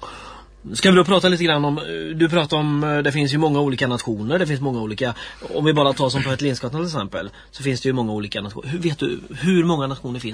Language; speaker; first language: Swedish; native; Swedish